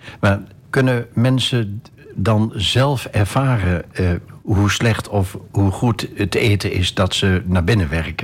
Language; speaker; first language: Dutch; native; Dutch